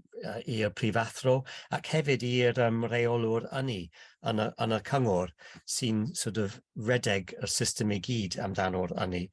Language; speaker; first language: Welsh; non-native, local second language; English